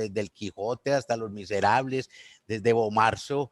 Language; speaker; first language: Spanish; native; Spanish